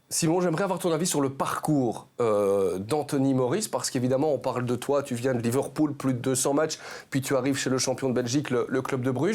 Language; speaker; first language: French; native; French